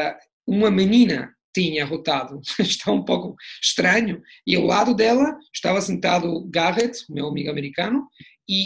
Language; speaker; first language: Portuguese; non-native, fluent; Italian